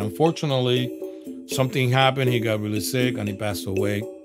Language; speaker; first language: English; non-native, fluent; Spanish